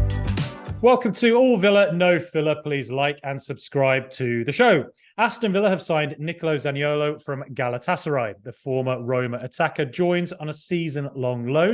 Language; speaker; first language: English; native; English